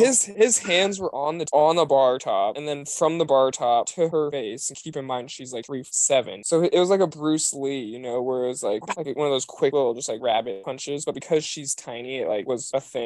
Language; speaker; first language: English; native; English